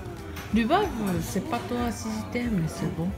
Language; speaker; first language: French; non-native, learner; Japanese